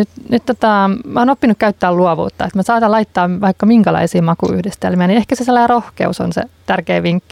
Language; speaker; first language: Finnish; native; Finnish